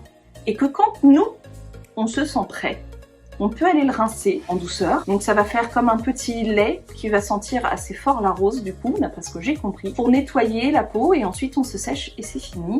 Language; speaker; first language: French; native; French